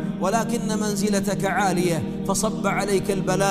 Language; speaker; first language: Arabic; native; Arabic